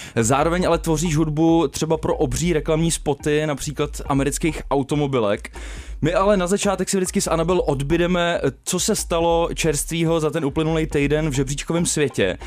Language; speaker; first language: Czech; native; Czech